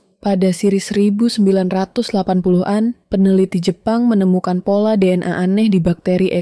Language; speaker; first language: Indonesian; native; Indonesian